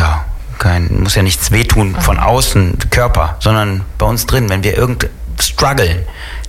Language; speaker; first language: German; native; German